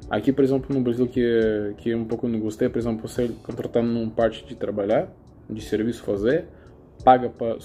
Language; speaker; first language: Portuguese; non-native, learner; Russian